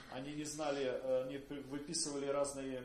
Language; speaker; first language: Polish; non-native, learner; Russian